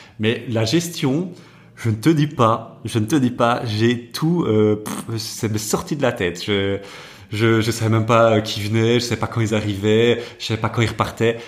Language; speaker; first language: French; native; French